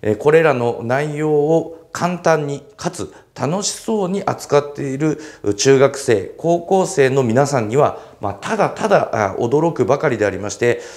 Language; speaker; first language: Japanese; native; Japanese